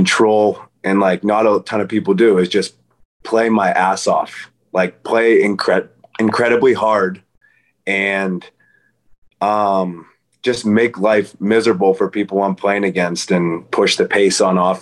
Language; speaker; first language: English; native; English